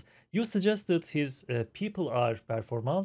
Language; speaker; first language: English; non-native, fluent; Turkish